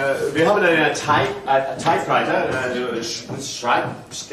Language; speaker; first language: German; non-native, learner; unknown